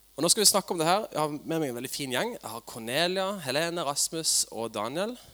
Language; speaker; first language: Norwegian; native; Norwegian